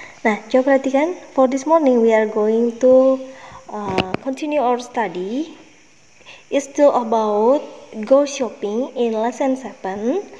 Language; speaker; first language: English; non-native, learner; Indonesian